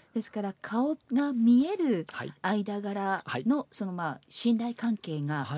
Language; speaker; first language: Japanese; native; Japanese